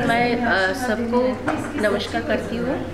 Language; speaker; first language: Hindi; non-native, local second language; Bangla